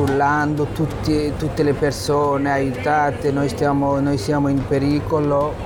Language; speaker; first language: Italian; non-native, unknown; Bangla